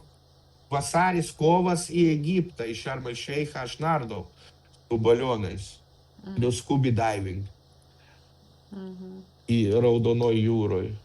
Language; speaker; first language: Lithuanian; non-native, local second language; Russian